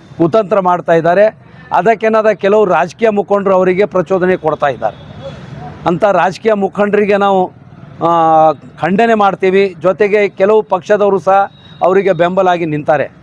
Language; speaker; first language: Kannada; non-native, local second language; Lambadi